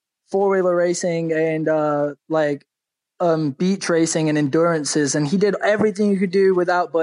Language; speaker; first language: English; native; English